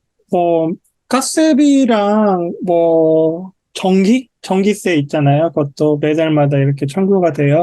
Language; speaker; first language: Korean; native; Korean